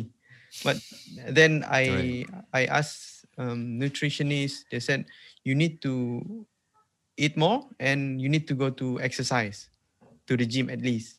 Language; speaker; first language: English; non-native, local second language; Malay